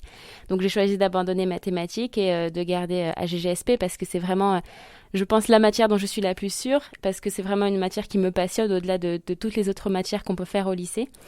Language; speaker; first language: French; native; French